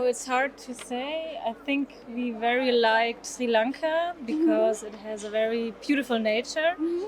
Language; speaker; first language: English; non-native, fluent; German